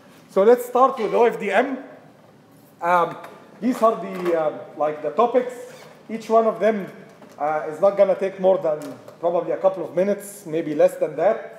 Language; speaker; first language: English; non-native, fluent; Arabic